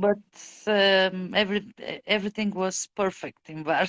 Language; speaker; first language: English; non-native, fluent; Bulgarian